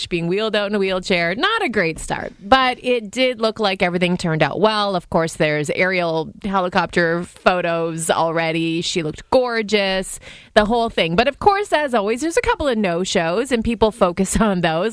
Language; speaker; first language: English; native; English